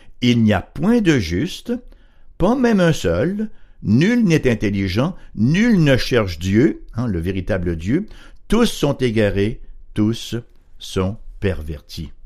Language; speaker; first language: French; native; French